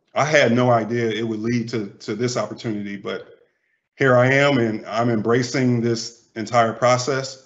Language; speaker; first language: English; native; English